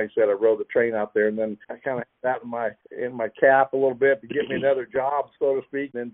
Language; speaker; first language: English; native; English